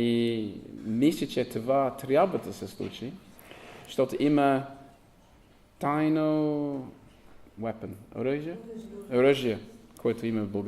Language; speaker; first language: Bulgarian; non-native, learner; English